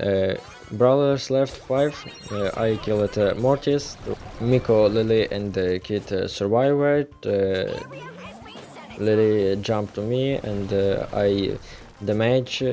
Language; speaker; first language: English; non-native, learner; Ukrainian